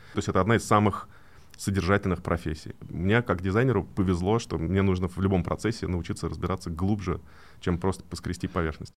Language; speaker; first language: Russian; native; Russian